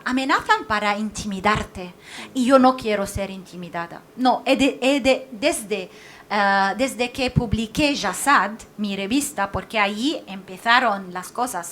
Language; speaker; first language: Spanish; non-native, fluent; Arabic